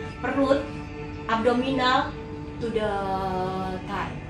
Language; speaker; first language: English; non-native, learner; Indonesian